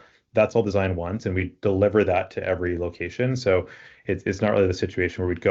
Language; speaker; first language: English; native; English